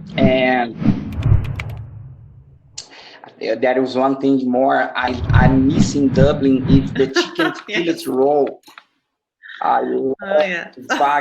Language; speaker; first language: English; non-native, learner; Portuguese